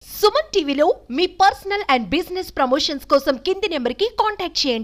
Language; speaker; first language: Telugu; native; Telugu